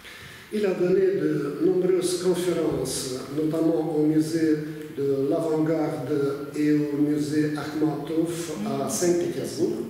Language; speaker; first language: French; non-native, fluent; Russian